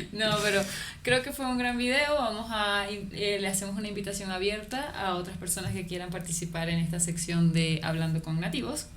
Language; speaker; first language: Spanish; native; Spanish